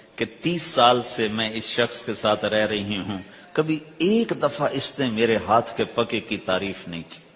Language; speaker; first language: Urdu; non-native, local second language; Punjabi